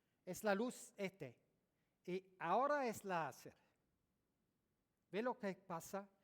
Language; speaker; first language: Spanish; non-native, learner; French